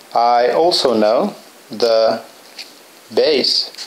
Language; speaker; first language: English; non-native, fluent; Lithuanian